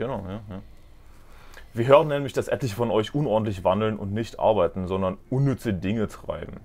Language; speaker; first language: German; native; German